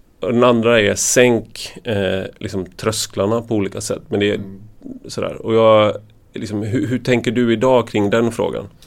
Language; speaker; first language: Swedish; native; Swedish